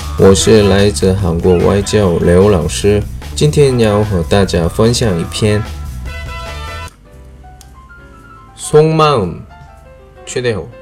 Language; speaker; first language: Chinese; non-native, learner; Korean